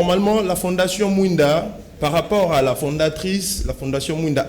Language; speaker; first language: French; non-native, local second language; Lingala